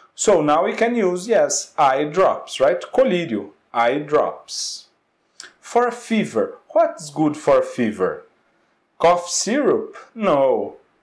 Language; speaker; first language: English; non-native, fluent; Portuguese